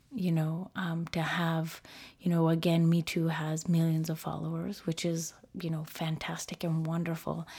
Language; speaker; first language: English; early bilingual, other home language; Spanish